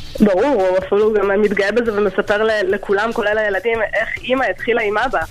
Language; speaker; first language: Hebrew; native; Hebrew